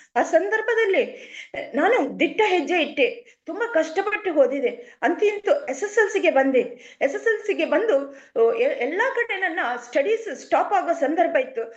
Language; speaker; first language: Kannada; native; Kannada